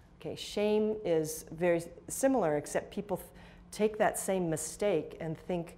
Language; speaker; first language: English; native; English